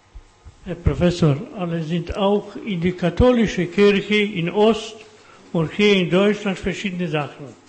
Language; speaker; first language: German; non-native, learner; Polish